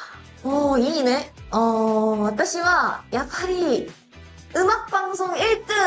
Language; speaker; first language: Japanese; non-native, learner; Korean